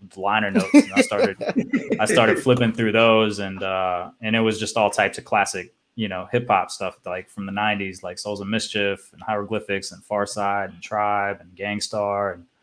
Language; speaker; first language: English; native; English